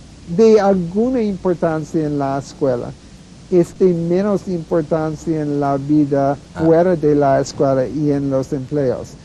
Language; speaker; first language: Spanish; non-native, fluent; English